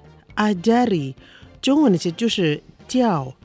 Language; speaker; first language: Chinese; non-native, fluent; Indonesian